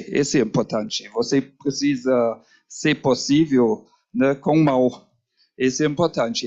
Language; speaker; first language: Portuguese; non-native, learner; German